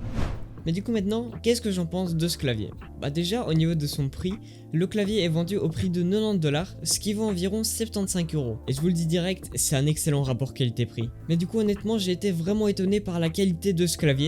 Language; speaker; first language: French; native; French